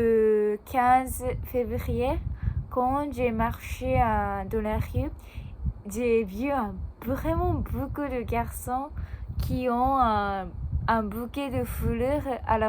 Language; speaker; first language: French; non-native, learner; Japanese